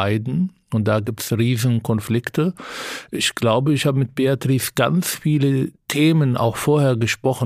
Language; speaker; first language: German; non-native, fluent; Arabic